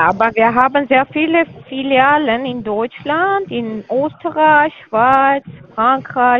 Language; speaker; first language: German; non-native, learner; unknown